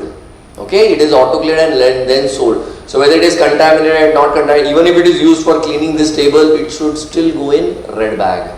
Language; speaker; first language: English; non-native, local second language; Marathi